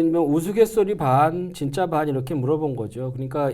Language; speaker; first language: Korean; native; Korean